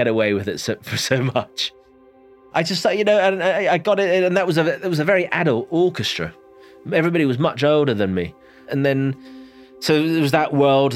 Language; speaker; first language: English; native; English